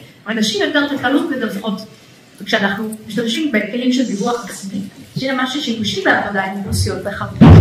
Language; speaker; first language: Hebrew; native; Hebrew